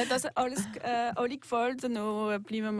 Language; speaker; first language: German; non-native, local second language; French